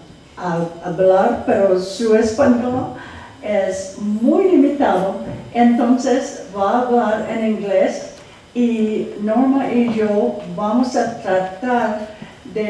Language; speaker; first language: Spanish; non-native, fluent; English